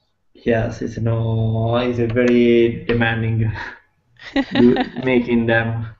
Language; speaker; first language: English; non-native, fluent; Italian